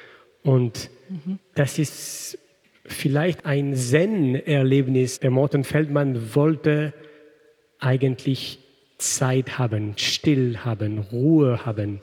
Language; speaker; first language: German; non-native, fluent; French